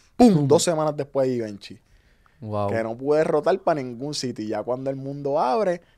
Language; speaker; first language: Spanish; native; Spanish